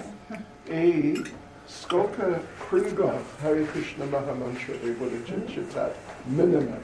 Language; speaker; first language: Russian; non-native, learner; English